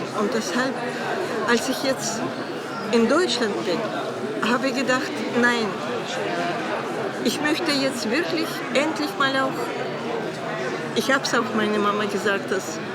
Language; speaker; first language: German; non-native, fluent; Russian